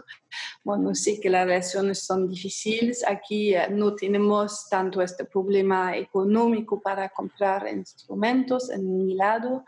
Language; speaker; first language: Spanish; non-native, fluent; German